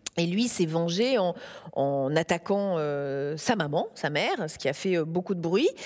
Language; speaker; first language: French; native; French